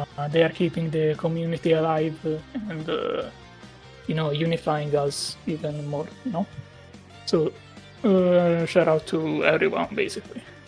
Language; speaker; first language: English; non-native, fluent; Italian